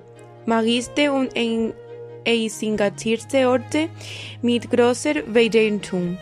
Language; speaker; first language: German; non-native, learner; Spanish